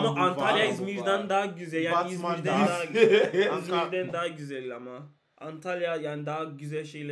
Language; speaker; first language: Turkish; non-native, learner; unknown